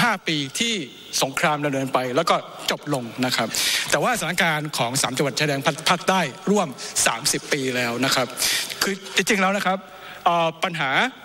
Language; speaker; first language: Thai; non-native, local second language; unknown